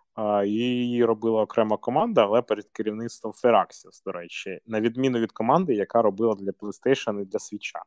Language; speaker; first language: Ukrainian; native; Ukrainian